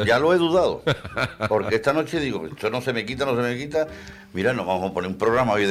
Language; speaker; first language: Spanish; native; Spanish